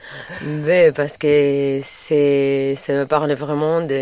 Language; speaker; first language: French; non-native, fluent; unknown